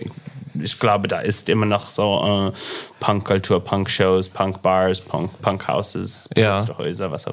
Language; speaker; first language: German; non-native, fluent; English